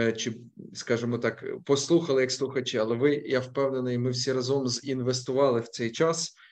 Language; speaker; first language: Ukrainian; native; Ukrainian